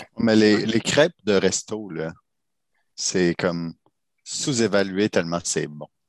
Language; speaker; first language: French; native; French